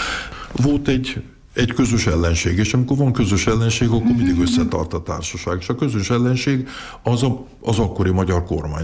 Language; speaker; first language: Hungarian; early bilingual, heritage; Hungarian